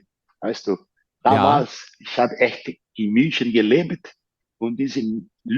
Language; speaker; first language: German; non-native, fluent; Portuguese